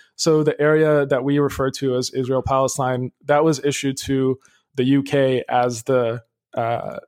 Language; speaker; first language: English; early bilingual, other home language; Arabic